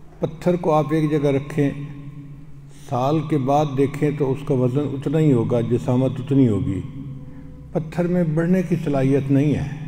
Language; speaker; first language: Urdu; non-native, local second language; Punjabi